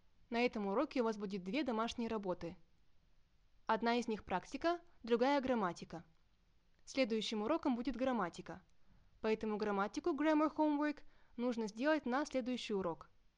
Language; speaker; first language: Russian; native; Russian